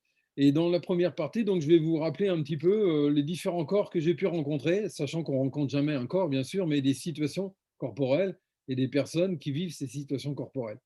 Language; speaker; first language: French; native; French